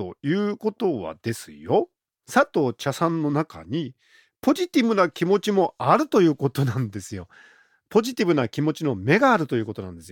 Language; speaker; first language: Japanese; native; Japanese